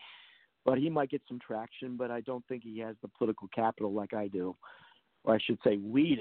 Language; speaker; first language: English; native; English